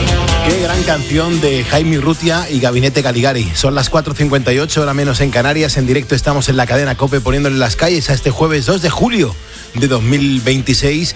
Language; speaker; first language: Spanish; native; Spanish